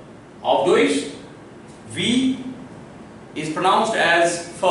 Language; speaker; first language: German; non-native, learner; Hindi